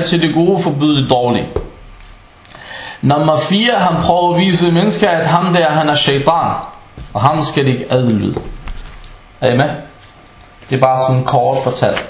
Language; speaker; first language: Danish; early bilingual, other home language; Arabic